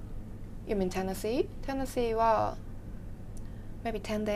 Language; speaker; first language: English; non-native, learner; Japanese